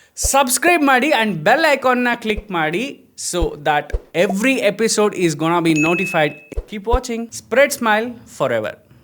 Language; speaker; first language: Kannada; native; Kannada